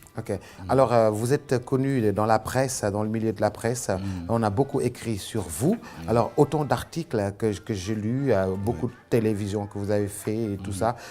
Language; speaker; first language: French; non-native, local second language; Wolof